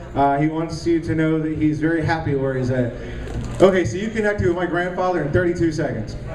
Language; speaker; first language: English; native; English